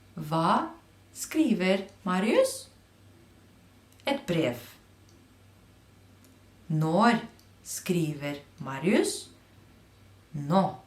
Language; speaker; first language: Norwegian; non-native, fluent; Spanish